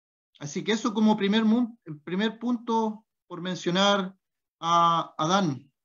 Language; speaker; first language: Spanish; native; Spanish